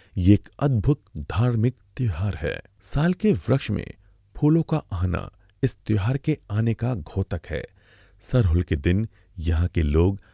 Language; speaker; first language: Hindi; native; Hindi